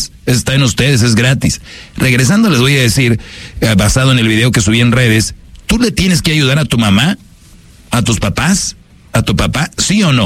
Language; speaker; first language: Spanish; native; Spanish